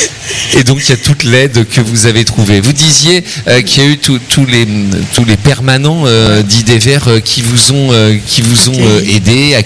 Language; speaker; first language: French; native; French